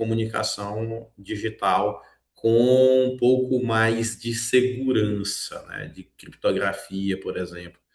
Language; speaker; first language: Portuguese; native; Portuguese